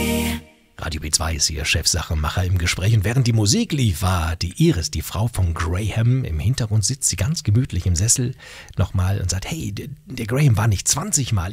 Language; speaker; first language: German; native; German